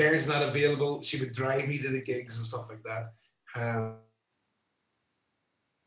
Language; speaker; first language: English; native; English